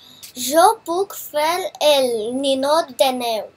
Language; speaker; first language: Catalan; early bilingual, other home language; Russian